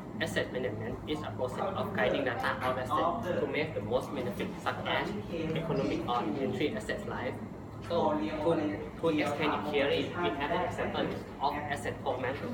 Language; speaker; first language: English; non-native, learner; Thai